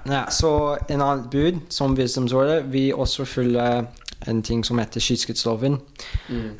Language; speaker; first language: Norwegian; non-native, fluent; English